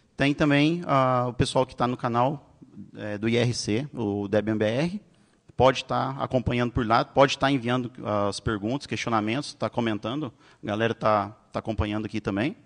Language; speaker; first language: Portuguese; native; Portuguese